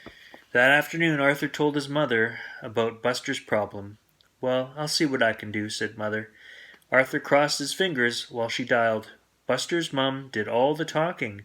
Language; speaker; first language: English; native; English